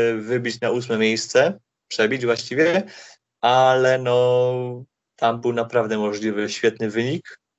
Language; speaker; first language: Polish; native; Polish